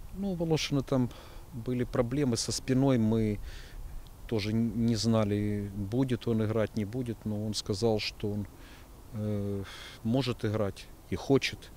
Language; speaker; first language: Russian; native; Russian